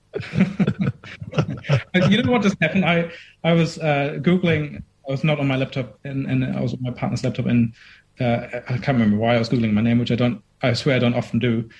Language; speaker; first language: English; non-native, fluent; German